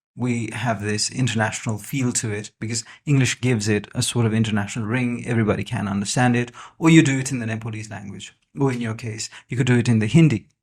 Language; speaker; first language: English; non-native, local second language; Nepali